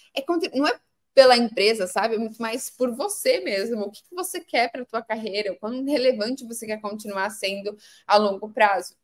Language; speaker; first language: Portuguese; native; Portuguese